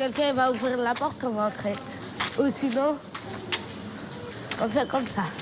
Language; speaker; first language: French; early bilingual, other home language; Romanian